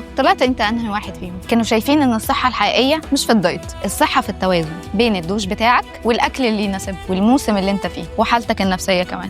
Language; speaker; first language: Arabic; native; Arabic